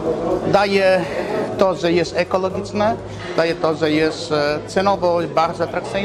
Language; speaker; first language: Polish; non-native, fluent; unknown